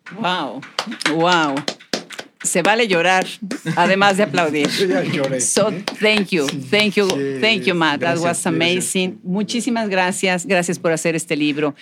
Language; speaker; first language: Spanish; native; Spanish